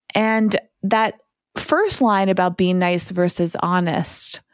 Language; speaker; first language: English; native; English